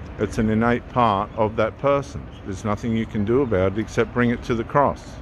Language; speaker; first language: English; native; English